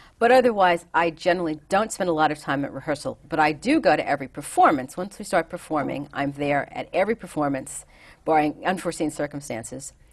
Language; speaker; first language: English; native; English